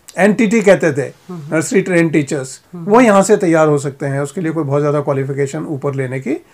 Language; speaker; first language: Hindi; native; Hindi